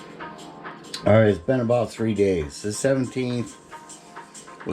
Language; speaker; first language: English; native; English